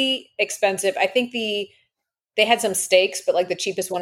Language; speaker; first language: English; native; English